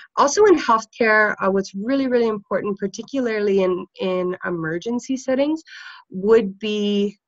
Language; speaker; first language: English; native; English